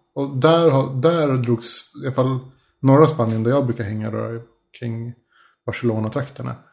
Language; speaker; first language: Swedish; early bilingual, other home language; Spanish